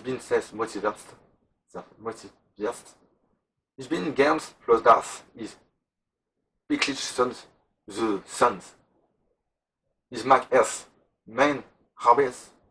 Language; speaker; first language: German; non-native, learner; French